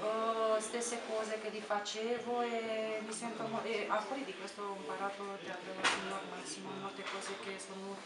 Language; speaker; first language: Italian; non-native, fluent; Romanian